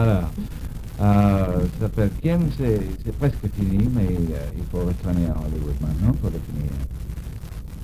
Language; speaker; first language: French; non-native, learner; English